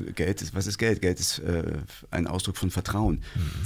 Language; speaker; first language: German; native; German